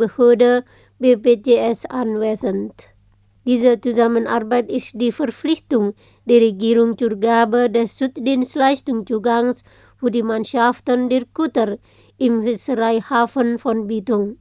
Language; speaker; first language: German; non-native, fluent; Indonesian